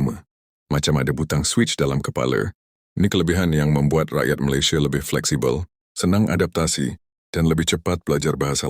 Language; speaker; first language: Malay; native; Malay